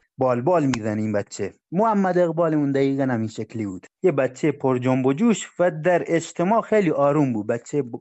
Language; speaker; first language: Persian; non-native, local second language; Baluchi